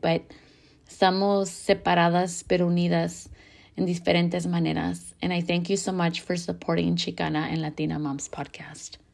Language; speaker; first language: English; early bilingual, other home language; Spanish